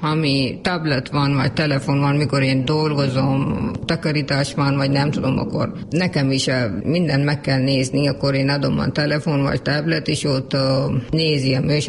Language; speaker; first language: Hungarian; non-native, learner; Urdu